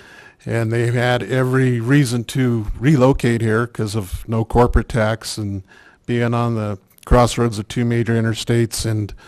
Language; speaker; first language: English; native; English